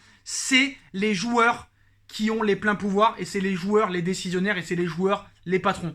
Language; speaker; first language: French; native; French